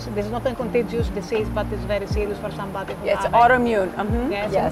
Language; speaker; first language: English; non-native, fluent; German